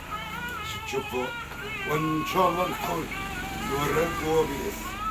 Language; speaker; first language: Arabic; native; Arabic